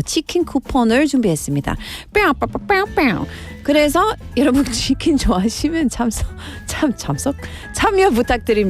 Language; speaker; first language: Korean; non-native, learner; English